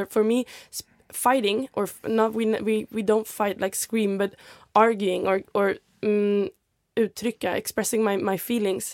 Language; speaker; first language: English; non-native, fluent; Swedish